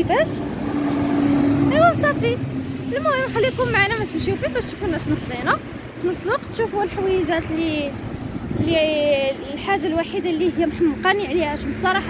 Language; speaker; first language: Arabic; native; Arabic